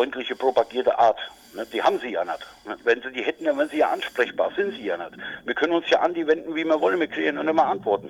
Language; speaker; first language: German; native; German